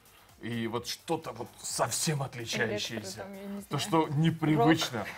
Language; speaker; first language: Russian; native; Russian